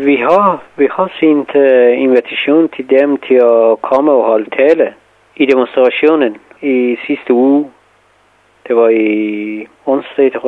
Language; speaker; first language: Danish; non-native, fluent; Persian